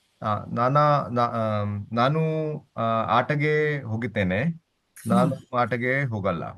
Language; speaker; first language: Kannada; non-native, learner; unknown